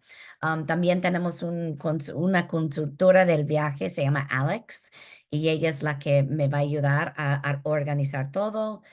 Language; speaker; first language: Spanish; early bilingual, heritage; Spanish